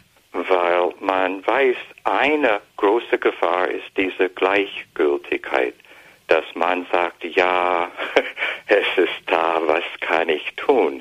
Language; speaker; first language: German; non-native, fluent; English